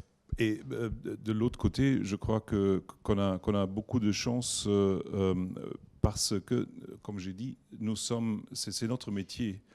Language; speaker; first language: French; non-native, learner; German